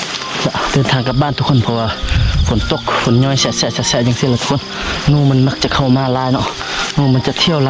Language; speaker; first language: Thai; non-native, local second language; Lao